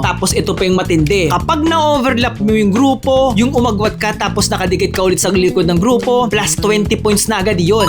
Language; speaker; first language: Filipino; native; Filipino